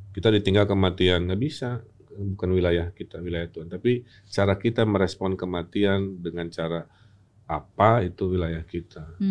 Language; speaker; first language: Indonesian; native; Indonesian